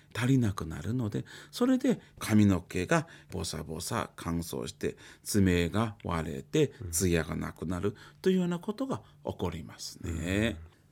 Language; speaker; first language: Japanese; native; Japanese